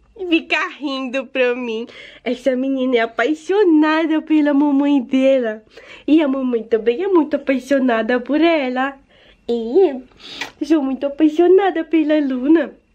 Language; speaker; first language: Portuguese; native; Portuguese